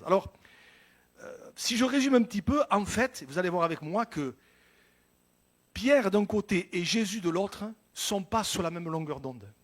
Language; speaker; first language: French; native; French